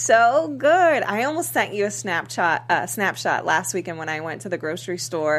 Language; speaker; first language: English; native; English